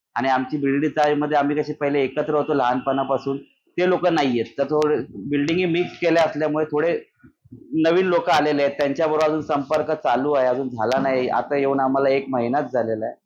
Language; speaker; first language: Marathi; native; Marathi